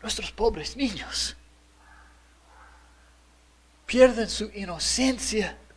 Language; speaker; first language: Spanish; non-native, fluent; English